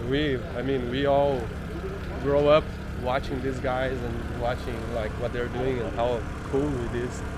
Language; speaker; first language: English; non-native, learner; Portuguese